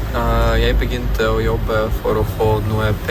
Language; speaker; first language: Norwegian; non-native, learner; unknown